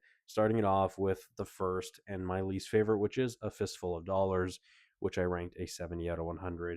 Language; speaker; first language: English; native; English